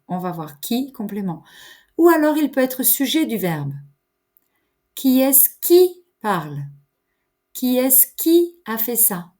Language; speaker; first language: French; native; French